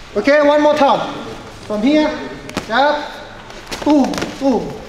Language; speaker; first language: English; non-native, learner; Thai